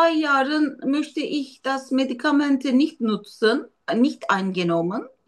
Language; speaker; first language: German; non-native, learner; Turkish